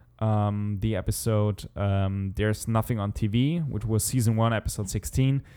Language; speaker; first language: English; non-native, fluent; German